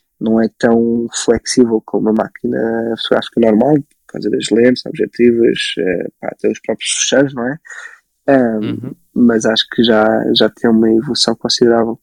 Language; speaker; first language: Portuguese; early bilingual, other home language; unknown